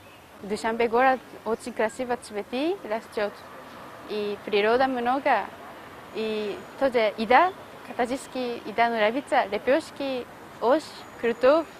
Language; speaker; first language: Russian; non-native, learner; Japanese